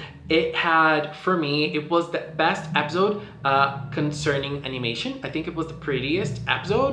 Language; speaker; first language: English; non-native, fluent; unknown